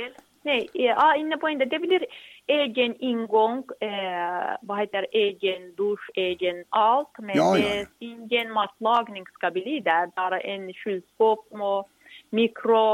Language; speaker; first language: Swedish; non-native, learner; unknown